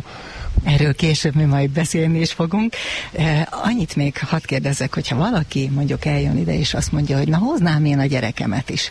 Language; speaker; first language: Hungarian; native; Hungarian